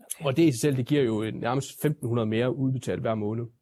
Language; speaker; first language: Danish; native; Danish